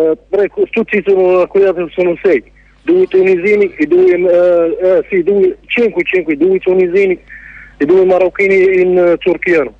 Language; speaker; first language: Italian; non-native, learner; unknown